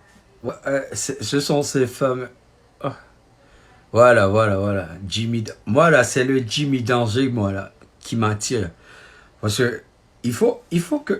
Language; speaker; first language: French; non-native, local second language; Haitian Creole